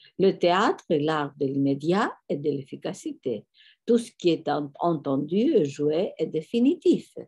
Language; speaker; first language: French; non-native, fluent; Greek